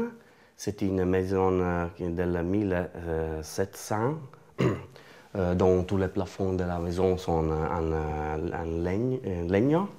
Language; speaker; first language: French; non-native, learner; Italian